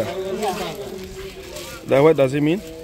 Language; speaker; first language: English; non-native, learner; Lingala